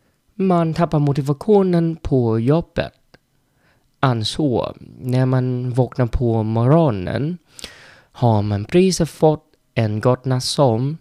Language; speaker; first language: Swedish; non-native, learner; Vietnamese